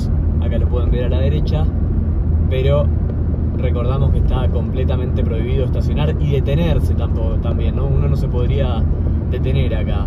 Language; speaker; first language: Spanish; native; Spanish